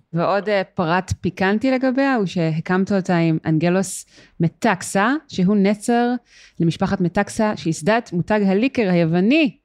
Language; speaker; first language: Hebrew; native; Hebrew